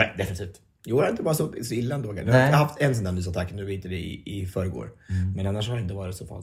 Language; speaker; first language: Swedish; native; Swedish